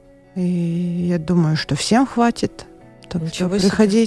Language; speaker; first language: Russian; non-native, local second language; Latvian